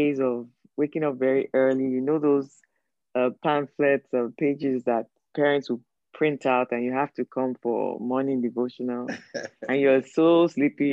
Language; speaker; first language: English; non-native, local second language; Yoruba